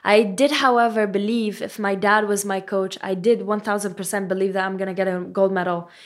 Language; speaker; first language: English; non-native, fluent; Arabic